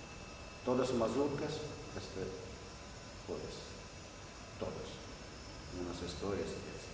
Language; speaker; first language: Spanish; non-native, learner; Russian